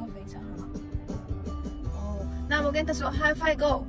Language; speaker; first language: Chinese; non-native, learner; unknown